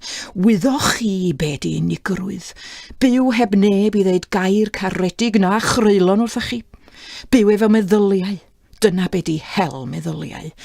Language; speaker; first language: Welsh; native; Welsh